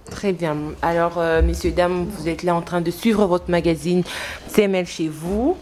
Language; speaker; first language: French; non-native, local second language; Lingala